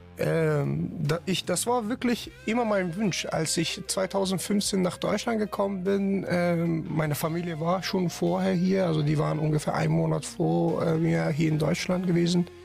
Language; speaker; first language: German; non-native, fluent; Turkish